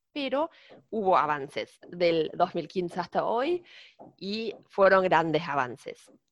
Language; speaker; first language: Spanish; non-native, fluent; German